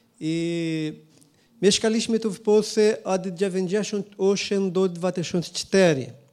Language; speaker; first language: Polish; non-native, learner; Portuguese